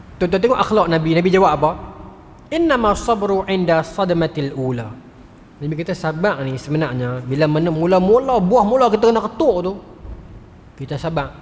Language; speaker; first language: Malay; native; Malay